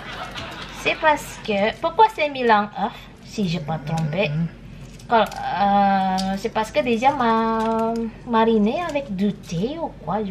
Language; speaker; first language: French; non-native, learner; Indonesian